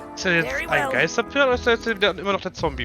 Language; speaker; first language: German; native; German